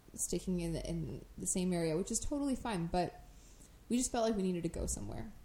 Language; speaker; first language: English; native; English